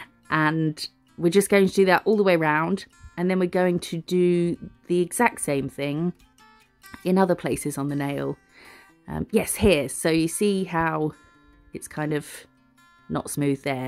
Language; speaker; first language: English; native; English